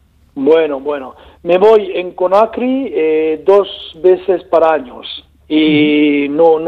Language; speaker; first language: Spanish; non-native, learner; French